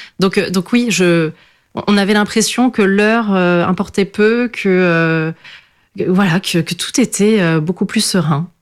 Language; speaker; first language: French; early bilingual, other home language; Portuguese